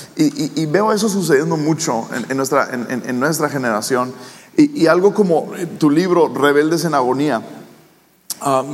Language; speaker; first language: Spanish; native; Spanish